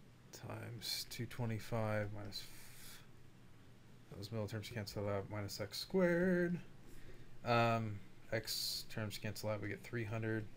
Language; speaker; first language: English; native; English